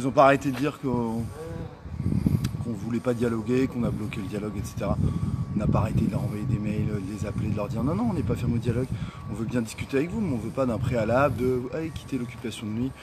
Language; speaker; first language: French; native; French